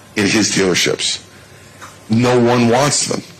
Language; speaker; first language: English; native; English